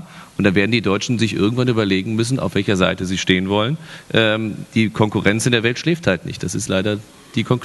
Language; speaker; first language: German; native; German